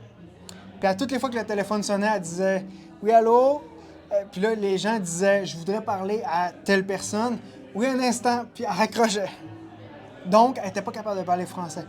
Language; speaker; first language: French; native; French